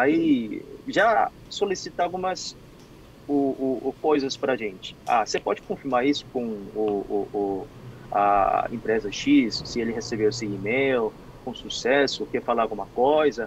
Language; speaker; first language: Portuguese; non-native, fluent; Korean